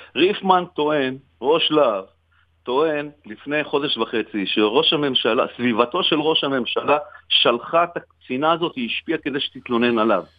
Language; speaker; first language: Hebrew; native; Hebrew